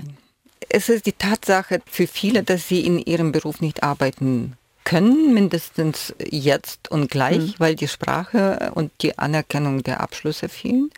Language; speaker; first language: German; non-native, fluent; Ukrainian